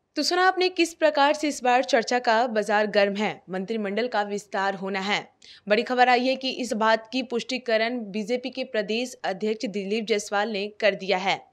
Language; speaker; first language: Hindi; native; Hindi